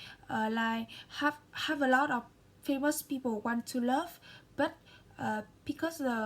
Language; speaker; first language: English; non-native, learner; Vietnamese